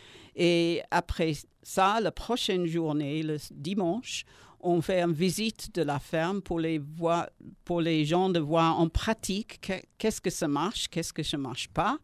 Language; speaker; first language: French; non-native, learner; English